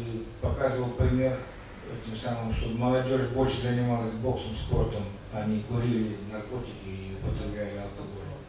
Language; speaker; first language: Russian; native; Russian